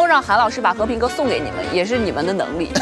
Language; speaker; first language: Chinese; native; Chinese